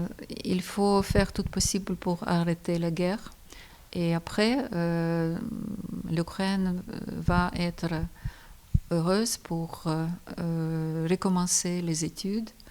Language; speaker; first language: French; non-native, fluent; Ukrainian